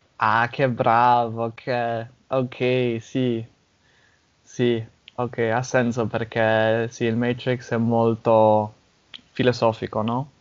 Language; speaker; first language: Italian; non-native, fluent; English